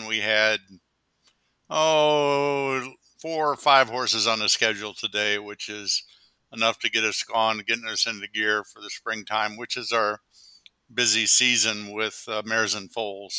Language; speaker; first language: English; native; English